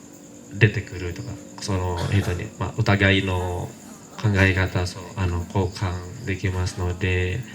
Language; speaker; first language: Japanese; non-native, learner; Indonesian